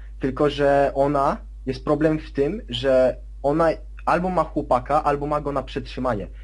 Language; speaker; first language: Polish; early bilingual, heritage; Polish